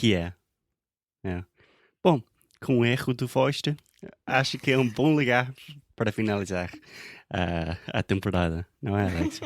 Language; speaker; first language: Portuguese; non-native, fluent; English